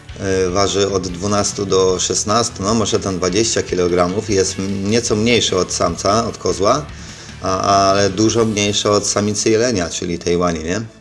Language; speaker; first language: Polish; native; Polish